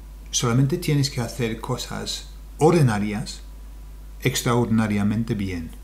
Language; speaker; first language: Spanish; non-native, fluent; English